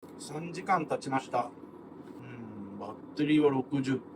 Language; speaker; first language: Japanese; native; Japanese